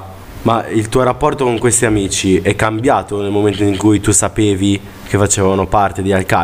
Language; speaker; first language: Italian; native; Italian